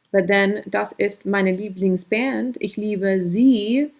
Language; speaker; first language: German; non-native, fluent; English